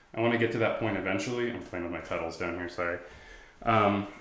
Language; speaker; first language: English; native; English